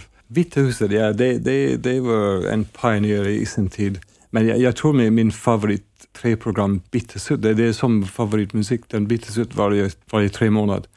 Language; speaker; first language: Swedish; non-native, fluent; English